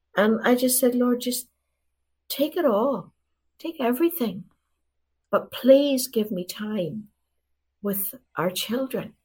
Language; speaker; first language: English; native; English